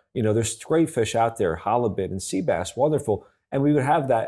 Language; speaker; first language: English; native; English